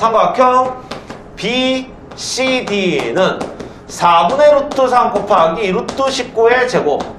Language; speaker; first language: Korean; native; Korean